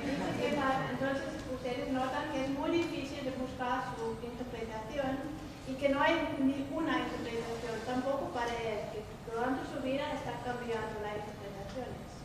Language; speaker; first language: Spanish; non-native, fluent; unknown